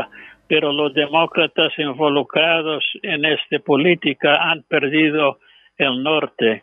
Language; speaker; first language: Spanish; non-native, fluent; English